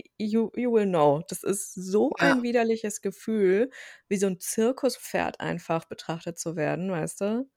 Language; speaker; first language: German; early bilingual, other home language; Turkish